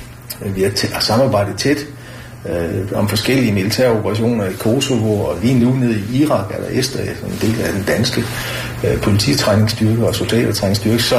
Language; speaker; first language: Danish; native; Danish